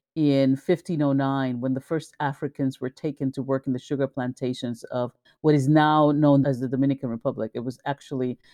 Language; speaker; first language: English; early bilingual, other home language; Spanish